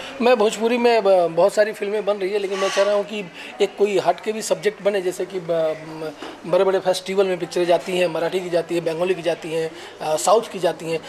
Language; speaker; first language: Hindi; non-native, local second language; Bhojpuri